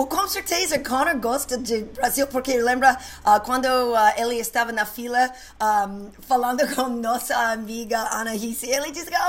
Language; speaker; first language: Portuguese; non-native, learner; English